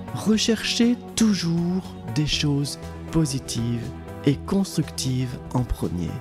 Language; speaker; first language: French; native; French